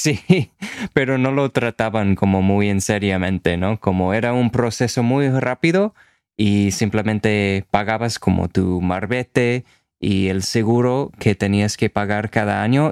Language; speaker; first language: Spanish; non-native, fluent; English